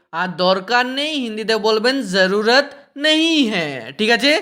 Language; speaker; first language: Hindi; non-native, fluent; Bangla